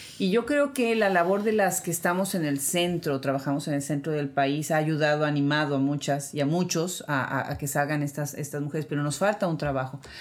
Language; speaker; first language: Spanish; native; Spanish